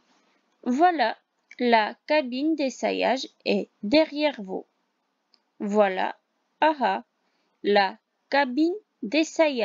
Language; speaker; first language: French; non-native, fluent; Armenian